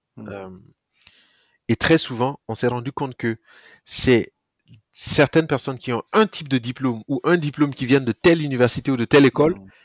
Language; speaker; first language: French; non-native, local second language; Mossi